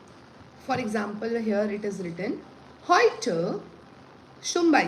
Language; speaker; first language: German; non-native, learner; Hindi